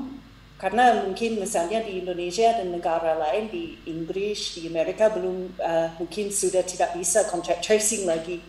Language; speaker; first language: Indonesian; non-native, fluent; English